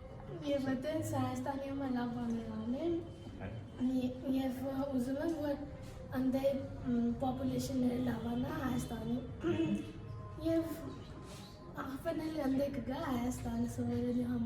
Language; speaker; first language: Armenian; non-native, fluent; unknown